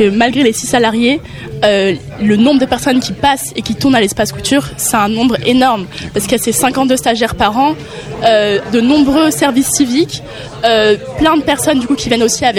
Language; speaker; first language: French; native; French